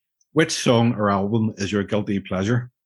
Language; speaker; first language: English; native; English